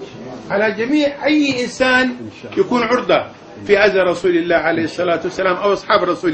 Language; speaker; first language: Arabic; native; Arabic